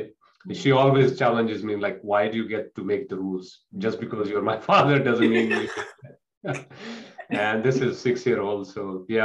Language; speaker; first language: English; non-native, local second language; Punjabi